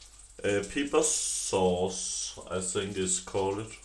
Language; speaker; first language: English; non-native, learner; Danish